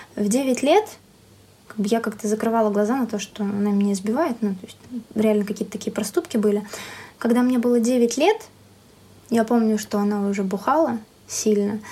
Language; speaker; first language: Russian; native; Russian